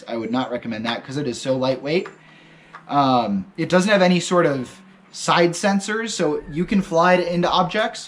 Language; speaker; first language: English; native; English